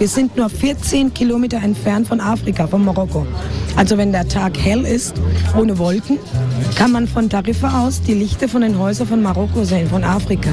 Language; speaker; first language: German; non-native, fluent; Spanish